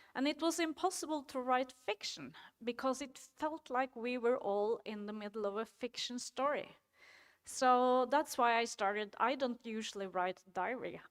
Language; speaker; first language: English; non-native, fluent; Norwegian